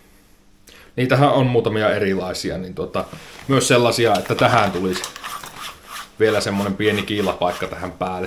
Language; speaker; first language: Finnish; native; Finnish